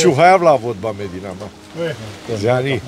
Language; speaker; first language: Hebrew; non-native, learner; Romanian